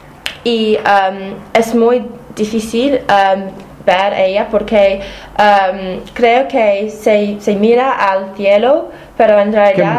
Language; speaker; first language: Spanish; non-native, fluent; English